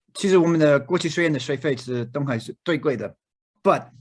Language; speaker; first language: Chinese; non-native, fluent; English